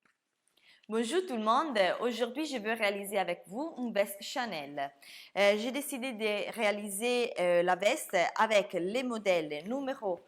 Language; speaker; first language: French; non-native, fluent; Italian